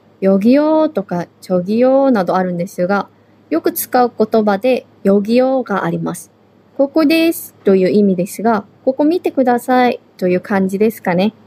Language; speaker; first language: Japanese; non-native, fluent; Korean